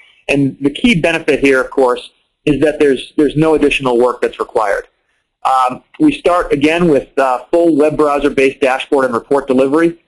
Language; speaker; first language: English; native; English